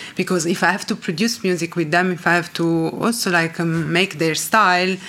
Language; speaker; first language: English; non-native, fluent; Italian